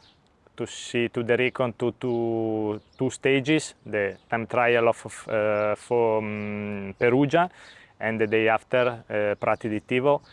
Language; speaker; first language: English; non-native, learner; Italian